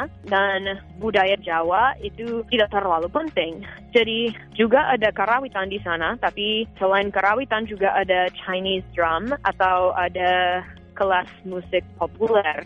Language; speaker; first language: Indonesian; non-native, fluent; English